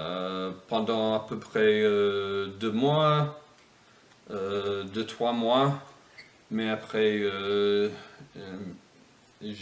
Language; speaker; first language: French; non-native, fluent; English